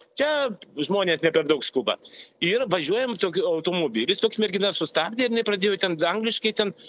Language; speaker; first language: Lithuanian; non-native, local second language; Russian